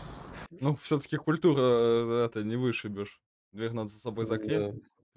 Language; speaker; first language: Russian; native; Russian